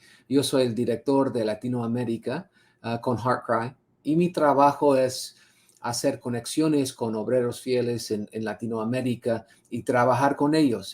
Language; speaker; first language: Spanish; non-native, fluent; English